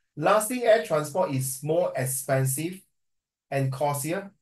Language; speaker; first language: English; non-native, local second language; Chinese